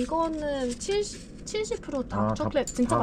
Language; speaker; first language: Korean; non-native, fluent; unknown